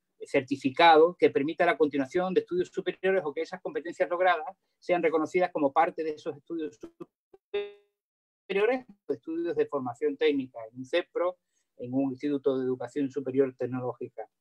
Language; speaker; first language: Spanish; native; Spanish